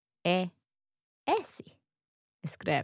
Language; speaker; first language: Portuguese; non-native, learner; English